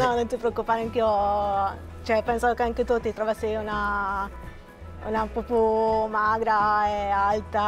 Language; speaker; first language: Italian; native; Italian